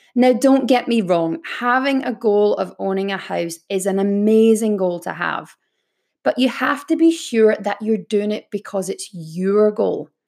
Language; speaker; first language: English; native; English